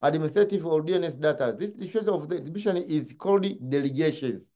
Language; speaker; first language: English; non-native, local second language; Swahili